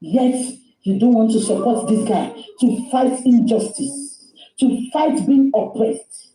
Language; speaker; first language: English; non-native, local second language; Yoruba